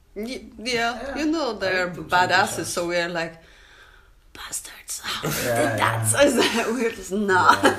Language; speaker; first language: English; non-native, fluent; Polish